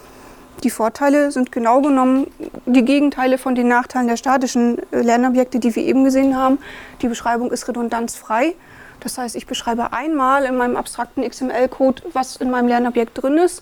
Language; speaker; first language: German; native; German